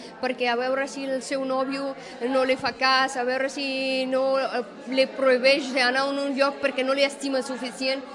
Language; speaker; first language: Catalan; non-native, fluent; Persian